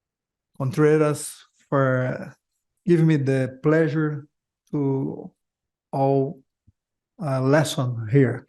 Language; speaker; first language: English; non-native, learner; Portuguese